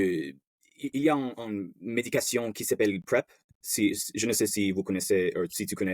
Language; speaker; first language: French; non-native, learner; English